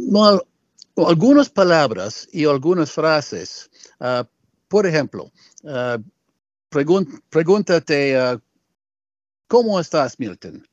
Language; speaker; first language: Spanish; non-native, learner; English